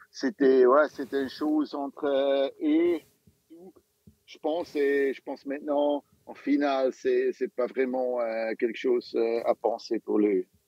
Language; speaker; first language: French; non-native, local second language; German